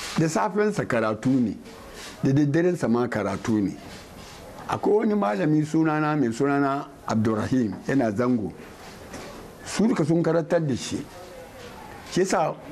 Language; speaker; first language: Hausa; native; Hausa